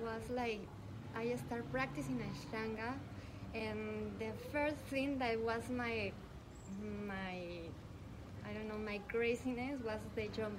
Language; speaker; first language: English; non-native, learner; Spanish